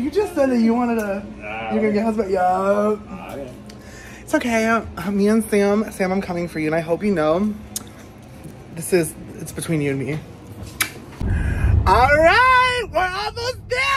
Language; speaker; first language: English; native; English